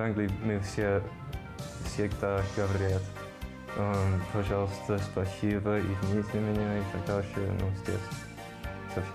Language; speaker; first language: Russian; non-native, learner; English